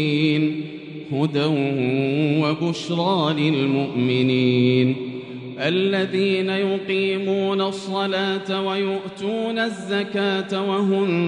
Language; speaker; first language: Arabic; native; Arabic